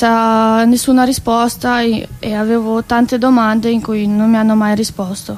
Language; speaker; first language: Italian; non-native, fluent; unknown